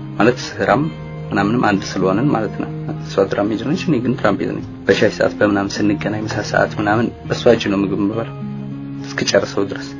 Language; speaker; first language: Amharic; non-native, local second language; Tigrinya